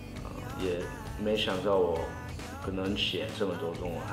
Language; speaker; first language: Chinese; early bilingual, heritage; Chinese